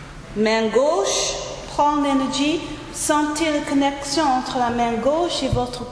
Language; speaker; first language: French; non-native, learner; English